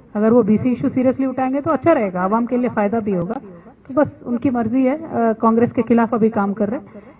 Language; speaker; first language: Hindi; non-native, local second language; Telugu